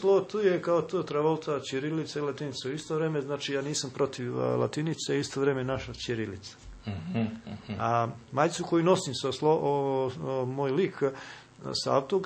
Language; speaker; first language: Serbian; native; Serbian